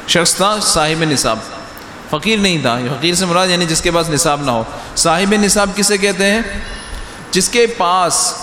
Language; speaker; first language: Urdu; native; Urdu